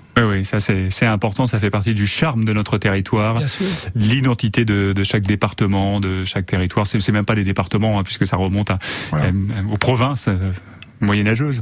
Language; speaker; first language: French; native; French